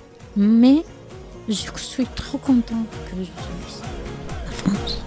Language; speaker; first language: French; non-native, learner; Albanian